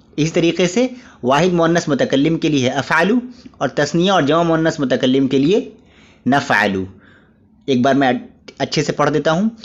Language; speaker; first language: Urdu; native; Urdu